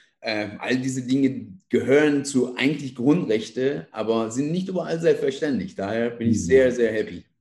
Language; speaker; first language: German; non-native, fluent; Persian